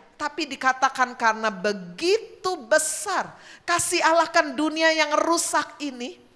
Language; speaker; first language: Indonesian; native; Indonesian